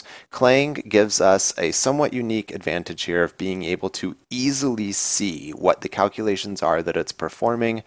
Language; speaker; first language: English; native; English